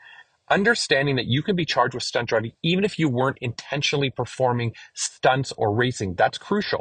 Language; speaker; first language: English; native; English